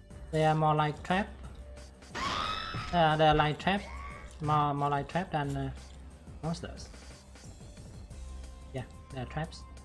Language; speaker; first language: English; non-native, fluent; Vietnamese